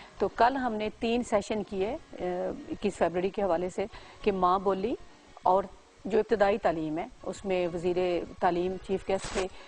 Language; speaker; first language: Urdu; non-native, local second language; Punjabi